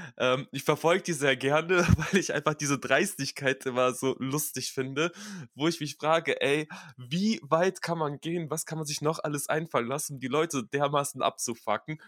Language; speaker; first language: German; early bilingual, other home language; Russian